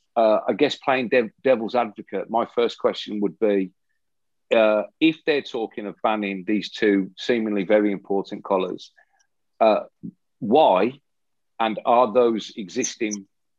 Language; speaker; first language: English; native; English